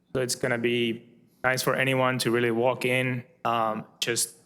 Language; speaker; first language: English; non-native, fluent; Finnish